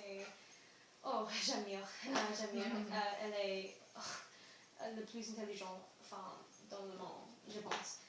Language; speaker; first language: French; non-native, learner; English